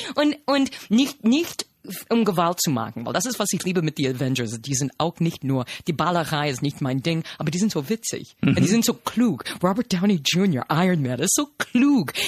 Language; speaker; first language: German; non-native, fluent; English